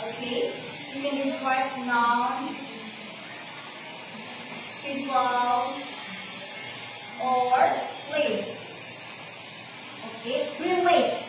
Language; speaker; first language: English; non-native, learner; Indonesian